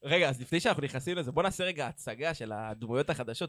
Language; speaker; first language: Hebrew; native; Hebrew